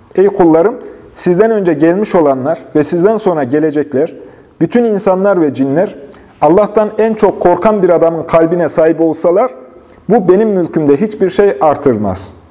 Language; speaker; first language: Turkish; native; Turkish